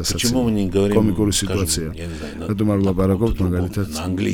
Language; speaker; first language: Russian; non-native, local second language; Georgian